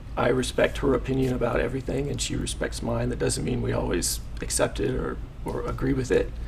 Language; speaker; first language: English; native; English